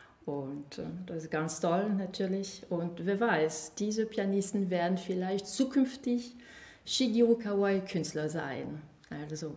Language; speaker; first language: German; non-native, fluent; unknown